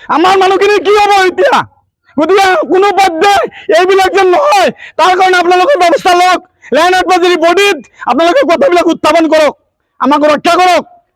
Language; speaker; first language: Assamese; non-native, local second language; Bangla